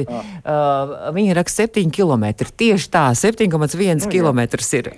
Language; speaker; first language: Latvian; native; Latvian